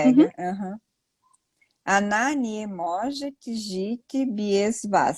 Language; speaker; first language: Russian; non-native, learner; Portuguese